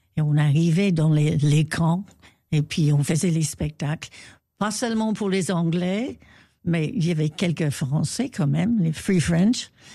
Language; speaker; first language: French; non-native, fluent; English